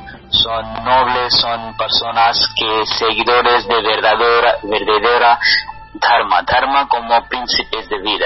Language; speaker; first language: Spanish; non-native, learner; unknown